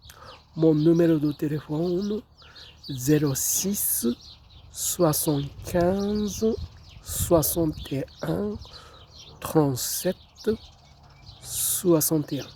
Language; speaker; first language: French; non-native, fluent; Japanese